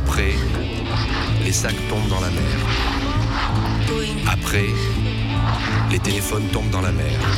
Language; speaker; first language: French; non-native, learner; Arabic